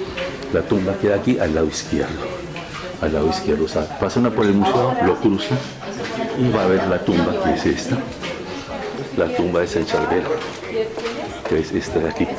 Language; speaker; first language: Spanish; native; Spanish